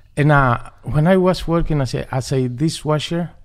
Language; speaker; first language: English; non-native, learner; Spanish